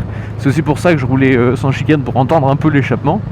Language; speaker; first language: French; native; French